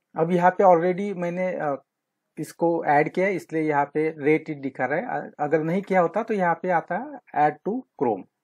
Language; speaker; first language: Hindi; non-native, local second language; Marathi